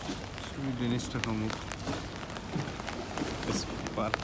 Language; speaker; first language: English; non-native, learner; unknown